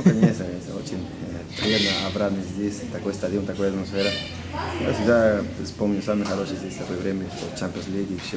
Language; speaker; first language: Russian; non-native, learner; Spanish